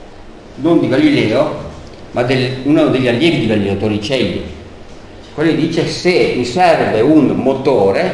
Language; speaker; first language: Italian; native; Italian